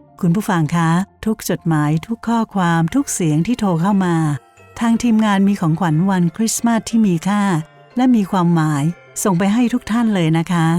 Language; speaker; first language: Thai; native; Thai